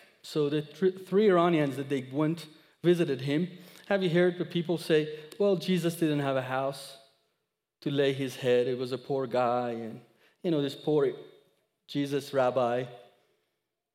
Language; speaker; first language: English; non-native, fluent; Persian